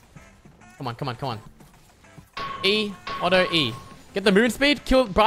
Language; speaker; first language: English; native; English